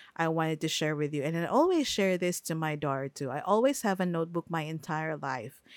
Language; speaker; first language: English; non-native, local second language; Filipino